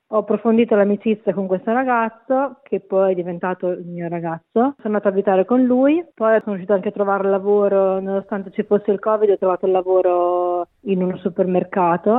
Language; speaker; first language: Italian; native; Italian